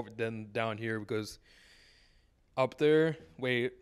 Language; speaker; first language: English; native; English